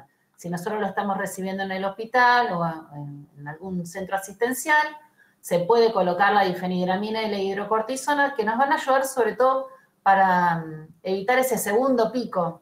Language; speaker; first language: Spanish; native; Spanish